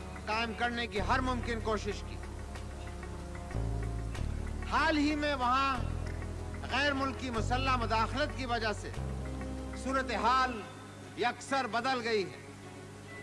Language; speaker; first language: Urdu; non-native, local second language; Punjabi